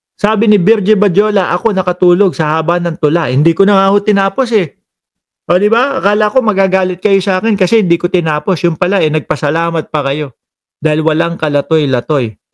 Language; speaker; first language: Filipino; non-native, local second language; Cebuano